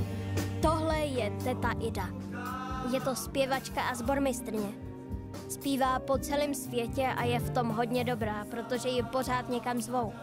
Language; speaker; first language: Czech; native; Czech